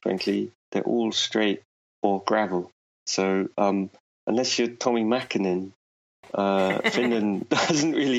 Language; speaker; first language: English; native; English